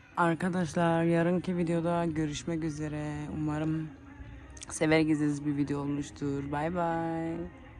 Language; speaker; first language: Turkish; early bilingual, heritage; Turkish